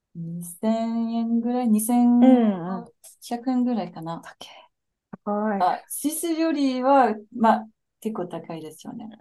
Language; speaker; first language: Japanese; non-native, fluent; French